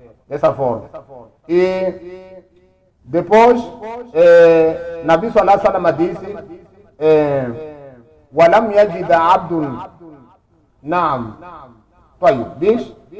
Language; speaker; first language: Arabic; non-native, fluent; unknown